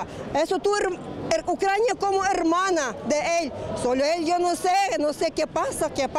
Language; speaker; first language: Spanish; non-native, learner; Ukrainian